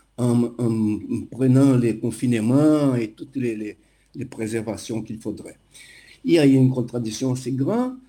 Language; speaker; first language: French; non-native, fluent; Portuguese